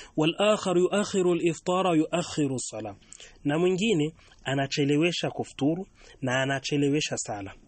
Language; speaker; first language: Swahili; native; Swahili